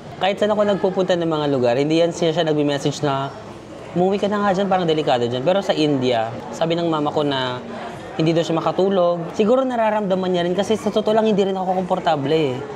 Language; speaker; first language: Filipino; non-native, local second language; Cebuano